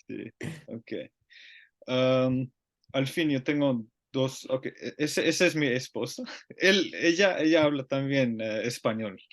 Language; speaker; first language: Spanish; non-native, learner; Finnish